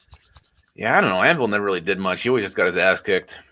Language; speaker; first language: English; native; English